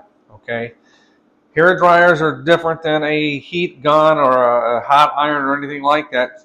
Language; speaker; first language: English; native; English